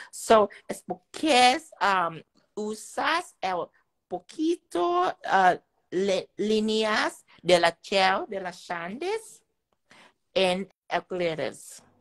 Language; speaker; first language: Spanish; non-native, learner; Vietnamese